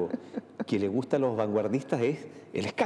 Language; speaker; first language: Spanish; native; Spanish